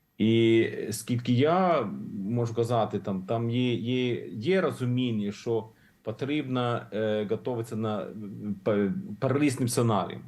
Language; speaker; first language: Ukrainian; non-native, learner; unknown